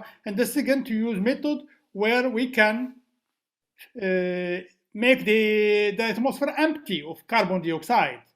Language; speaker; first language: English; non-native, fluent; Arabic